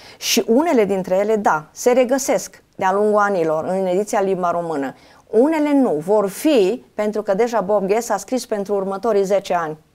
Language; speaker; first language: Romanian; native; Romanian